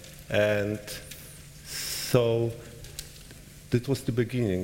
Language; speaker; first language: English; non-native, learner; Polish